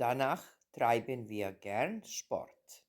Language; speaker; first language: German; non-native, fluent; Serbian